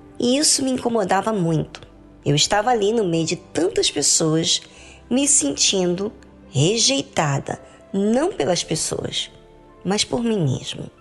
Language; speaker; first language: Portuguese; native; Portuguese